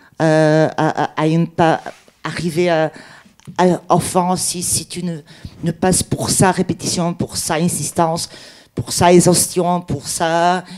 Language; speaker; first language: French; non-native, learner; Portuguese